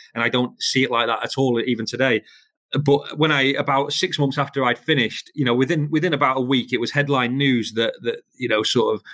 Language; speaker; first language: English; native; English